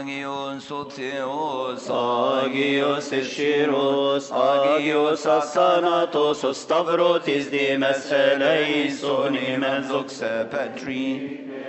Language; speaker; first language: Arabic; native; Arabic